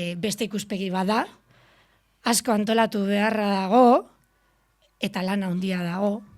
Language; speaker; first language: Basque; native; Basque